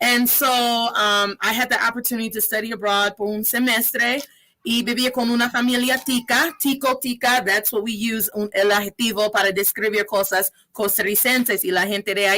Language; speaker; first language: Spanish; non-native, fluent; English